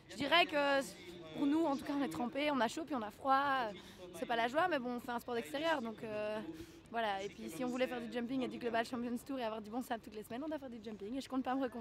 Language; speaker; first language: French; native; French